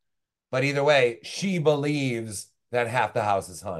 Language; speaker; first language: English; native; English